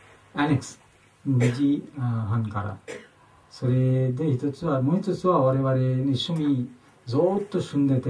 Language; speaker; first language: Japanese; non-native, learner; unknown